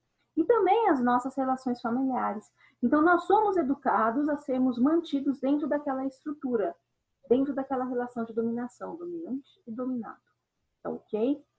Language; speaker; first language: Portuguese; native; Portuguese